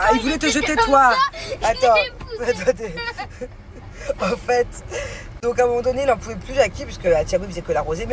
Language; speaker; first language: French; native; French